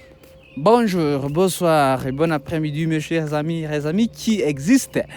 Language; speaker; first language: French; non-native, learner; Kinyarwanda